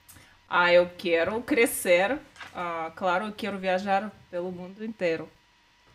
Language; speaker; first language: Portuguese; non-native, learner; Russian